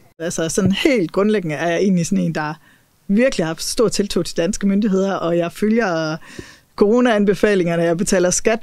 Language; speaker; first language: Danish; native; Danish